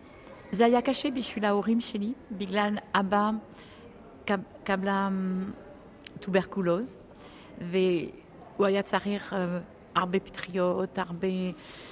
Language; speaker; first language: Hebrew; early bilingual, heritage; French